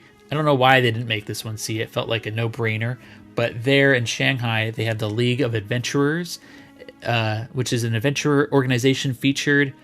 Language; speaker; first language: English; native; English